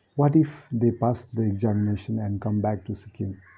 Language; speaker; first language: English; non-native, local second language; Nepali